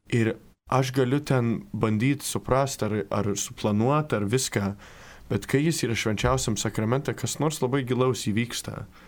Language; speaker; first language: Lithuanian; early bilingual, heritage; Lithuanian